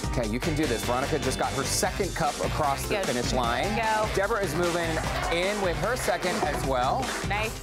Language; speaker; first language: English; native; English